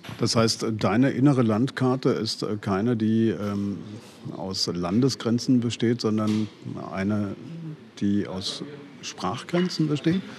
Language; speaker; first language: German; native; German